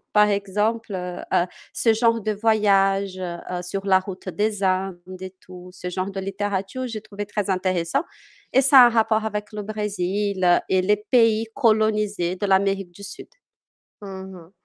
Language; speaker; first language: French; non-native, fluent; Portuguese